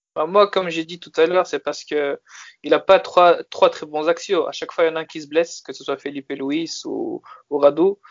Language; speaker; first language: French; native; French